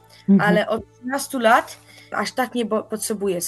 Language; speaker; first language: Polish; early bilingual, heritage; Polish